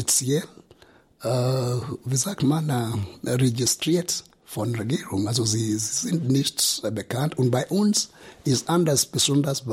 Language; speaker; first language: German; non-native, fluent; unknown